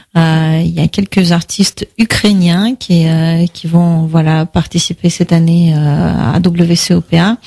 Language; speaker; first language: French; non-native, fluent; Russian